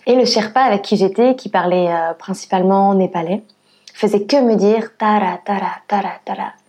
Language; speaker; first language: French; native; French